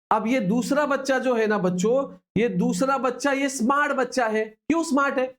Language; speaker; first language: Hindi; non-native, local second language; Marathi